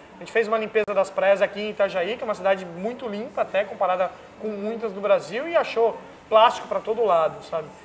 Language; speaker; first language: Portuguese; native; Portuguese